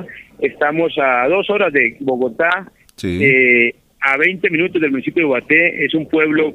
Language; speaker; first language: Spanish; native; Spanish